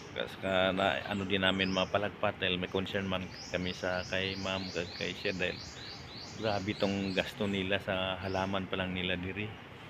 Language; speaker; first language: Filipino; non-native, local second language; Hiligaynon